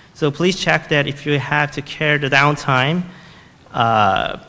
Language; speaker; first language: English; non-native, fluent; Korean